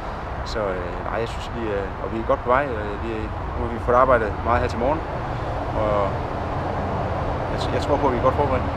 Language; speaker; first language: Danish; native; Danish